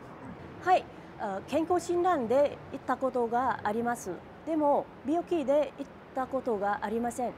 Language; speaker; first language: Japanese; non-native, fluent; Vietnamese